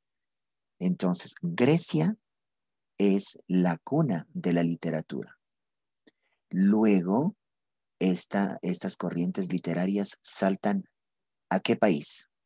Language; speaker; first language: Spanish; native; Spanish